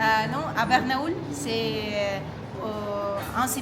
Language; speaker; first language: French; non-native, fluent; Russian